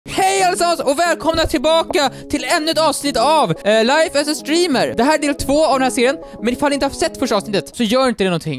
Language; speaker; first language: Swedish; native; Swedish